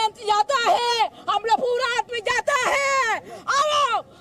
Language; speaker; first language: Hindi; non-native, learner; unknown